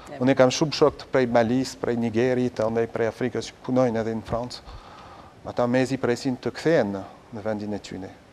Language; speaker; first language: Albanian; non-native, fluent; French